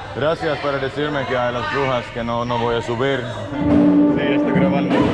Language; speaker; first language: Spanish; non-native, learner; Finnish